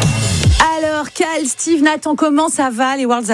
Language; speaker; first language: French; native; French